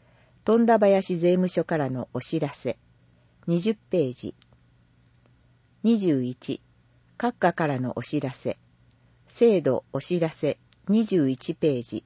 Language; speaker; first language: Japanese; native; Japanese